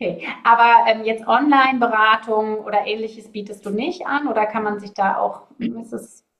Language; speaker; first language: German; native; German